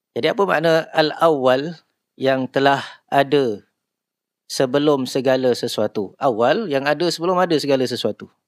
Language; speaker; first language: Malay; native; Malay